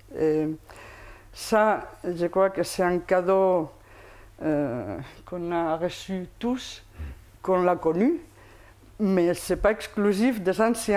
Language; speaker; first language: French; non-native, fluent; Spanish